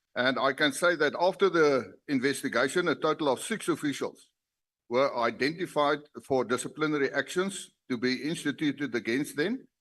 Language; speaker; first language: English; non-native, local second language; Afrikaans